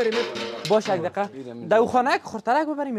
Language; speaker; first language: Persian; native; Persian